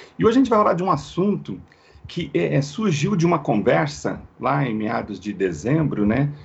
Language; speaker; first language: Portuguese; native; Portuguese